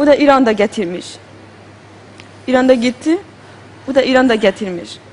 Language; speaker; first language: Turkish; non-native, learner; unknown